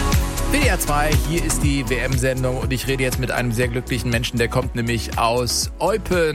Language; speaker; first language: German; native; German